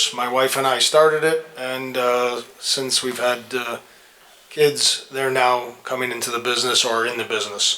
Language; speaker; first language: English; native; English